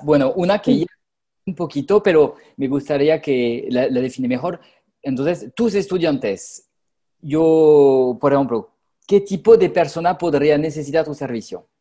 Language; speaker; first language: Spanish; non-native, fluent; French